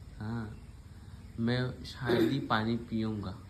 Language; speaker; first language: Hindi; native; Hindi